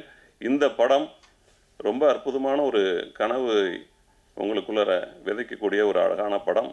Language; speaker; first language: Tamil; native; Tamil